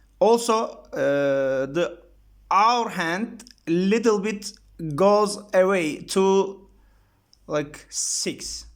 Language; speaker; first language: English; non-native, learner; Turkish